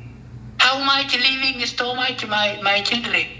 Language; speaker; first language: English; non-native, learner; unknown